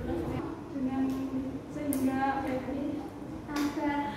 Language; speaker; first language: Indonesian; native; Indonesian